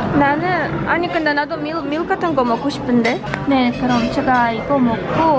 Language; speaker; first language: Korean; non-native, fluent; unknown